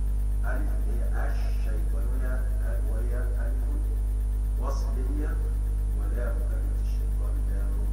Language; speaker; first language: Arabic; native; Arabic